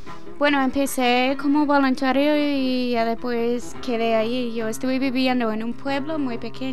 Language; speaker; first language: Spanish; non-native, learner; English